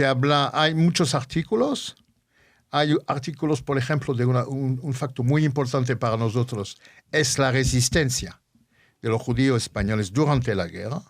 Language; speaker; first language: Spanish; early bilingual, heritage; Ladino